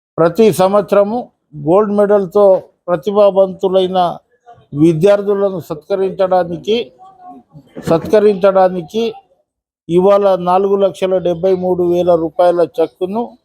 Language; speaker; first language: Telugu; non-native, local second language; Lambadi